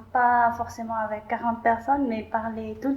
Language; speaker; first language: French; non-native, local second language; Malagasy